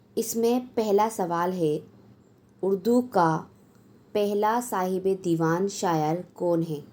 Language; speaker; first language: Urdu; native; Urdu